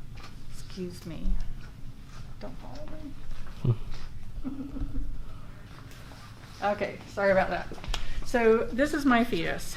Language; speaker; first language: English; native; English